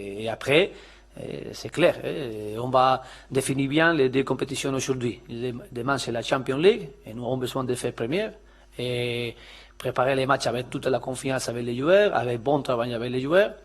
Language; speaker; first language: French; non-native, learner; Spanish